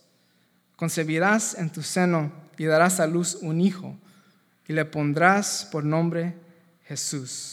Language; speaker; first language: Spanish; native; Spanish